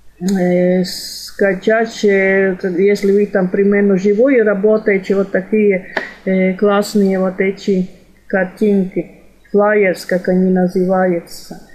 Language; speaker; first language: Russian; non-native, fluent; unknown